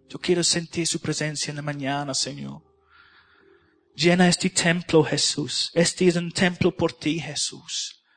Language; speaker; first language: Spanish; non-native, learner; English